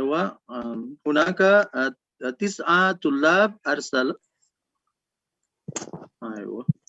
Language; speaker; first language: Arabic; non-native, fluent; Indonesian